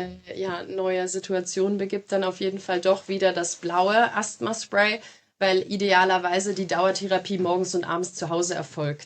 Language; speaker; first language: German; native; German